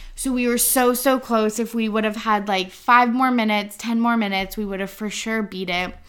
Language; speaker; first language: English; native; English